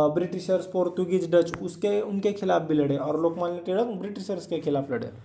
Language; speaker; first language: Hindi; non-native, local second language; Marathi